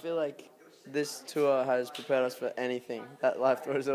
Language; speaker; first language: English; native; English